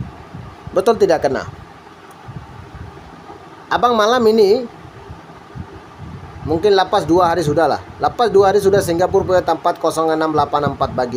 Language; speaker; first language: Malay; non-native, learner; Bangla